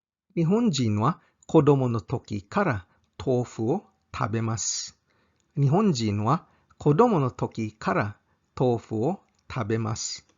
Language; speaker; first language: Japanese; non-native, fluent; English